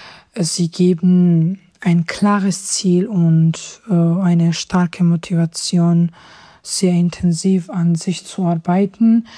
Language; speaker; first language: German; non-native, fluent; Georgian